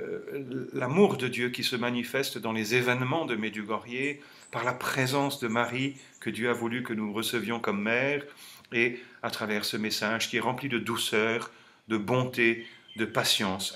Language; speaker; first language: French; native; French